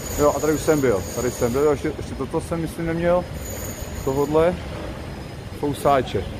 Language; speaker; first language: Czech; native; Czech